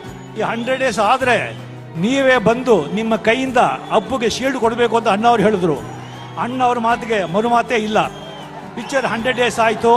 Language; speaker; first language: Kannada; non-native, local second language; Marathi